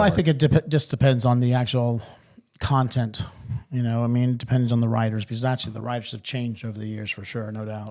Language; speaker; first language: English; native; English